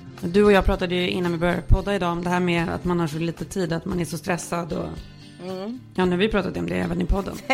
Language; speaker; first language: Swedish; native; Swedish